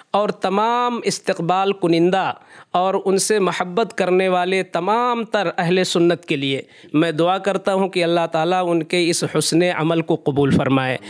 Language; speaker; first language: Hindi; native; Hindi